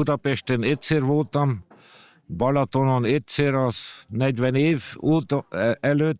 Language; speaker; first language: Hungarian; early bilingual, heritage; Hungarian